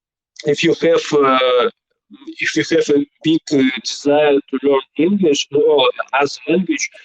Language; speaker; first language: English; non-native, learner; Belarusian